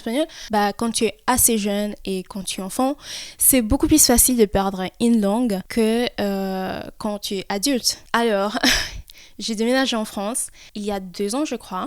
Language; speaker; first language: French; early bilingual, heritage; French